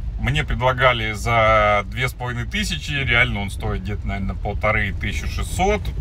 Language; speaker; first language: Russian; native; Russian